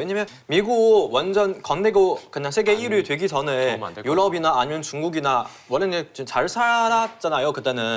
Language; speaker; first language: Korean; non-native, fluent; Chinese